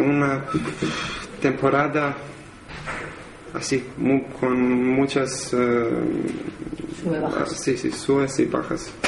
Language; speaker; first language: Spanish; non-native, learner; Serbian